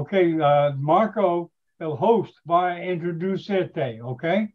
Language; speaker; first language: Spanish; non-native, learner; English